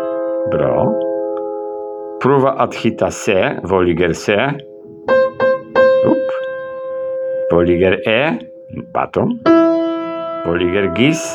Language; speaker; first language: Swedish; non-native, learner; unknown